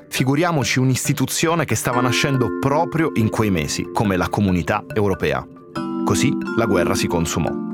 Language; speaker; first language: Italian; native; Italian